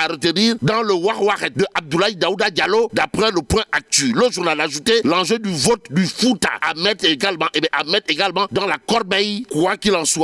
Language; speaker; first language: French; non-native, local second language; Wolof